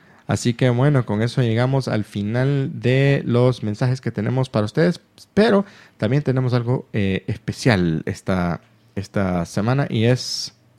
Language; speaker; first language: Spanish; native; Spanish